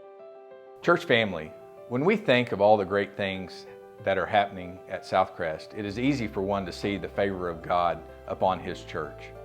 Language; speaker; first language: English; native; English